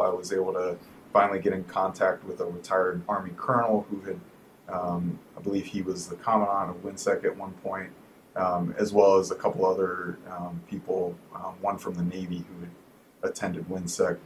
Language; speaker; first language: English; native; English